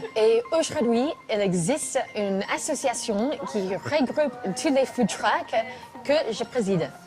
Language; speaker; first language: French; non-native, fluent; English